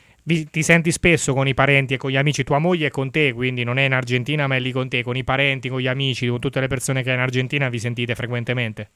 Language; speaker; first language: Italian; native; Italian